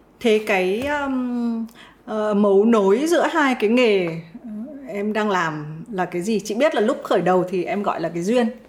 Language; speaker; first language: Vietnamese; native; Vietnamese